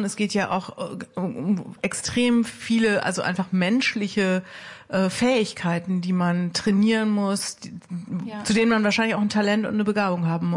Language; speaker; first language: German; native; German